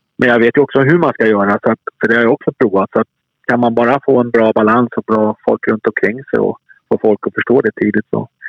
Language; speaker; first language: Swedish; native; Swedish